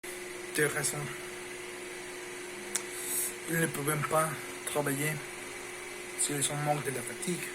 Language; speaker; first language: French; non-native, learner; Spanish